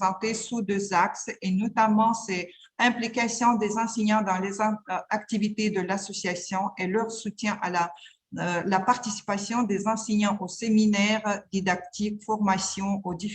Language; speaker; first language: French; non-native, fluent; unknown